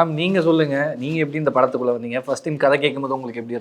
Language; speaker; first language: Tamil; native; Tamil